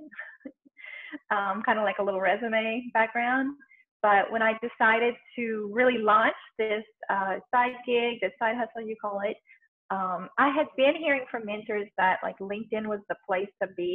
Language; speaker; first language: English; native; English